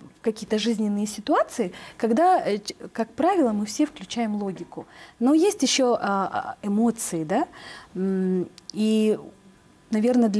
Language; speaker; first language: Russian; native; Russian